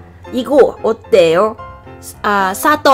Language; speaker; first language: Korean; non-native, learner; Cantonese